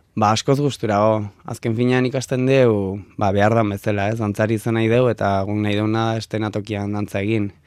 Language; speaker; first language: Basque; native; Basque